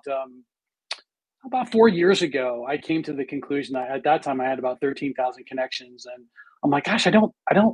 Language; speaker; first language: English; native; English